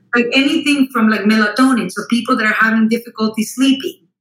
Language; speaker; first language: English; non-native, fluent; Spanish